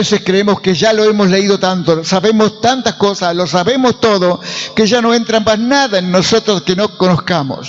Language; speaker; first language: Spanish; native; Spanish